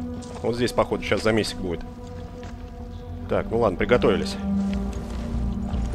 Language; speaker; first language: Russian; native; Russian